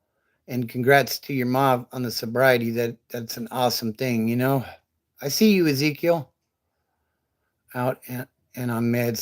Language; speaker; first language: English; native; English